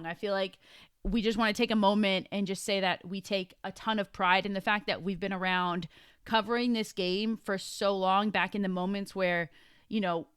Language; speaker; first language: English; native; English